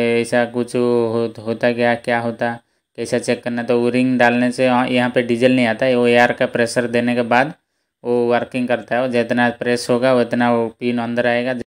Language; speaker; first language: Hindi; native; Hindi